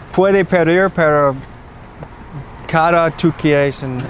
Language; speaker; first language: Spanish; non-native, learner; English